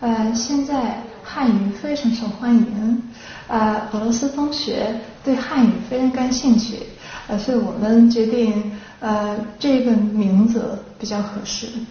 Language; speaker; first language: Chinese; non-native, fluent; Russian